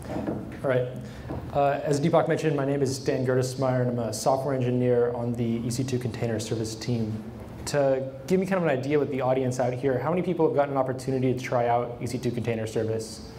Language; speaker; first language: English; native; English